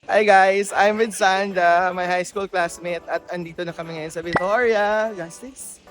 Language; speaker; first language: Filipino; native; Filipino